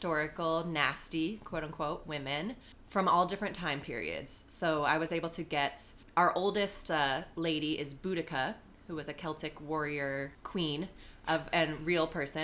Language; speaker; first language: English; native; English